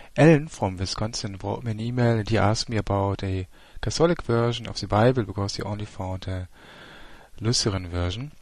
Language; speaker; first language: English; non-native, fluent; German